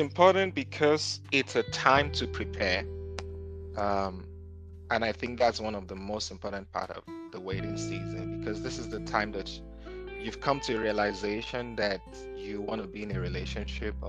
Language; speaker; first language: English; non-native, local second language; Yoruba